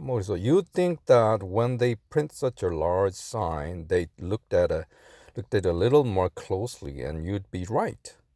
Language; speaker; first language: English; non-native, fluent; Korean